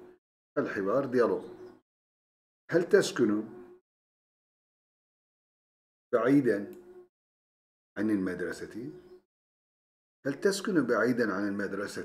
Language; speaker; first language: Arabic; non-native, fluent; Turkish